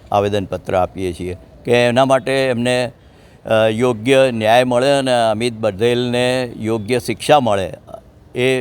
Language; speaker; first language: Gujarati; non-native, local second language; Sindhi